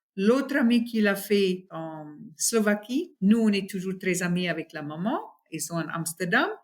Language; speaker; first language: French; non-native, fluent; Afrikaans